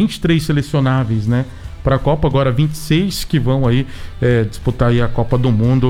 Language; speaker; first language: Portuguese; native; Portuguese